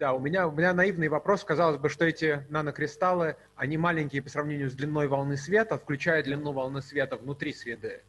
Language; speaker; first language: Russian; native; Russian